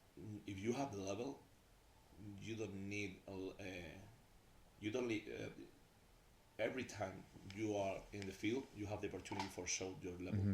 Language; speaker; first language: English; non-native, learner; Spanish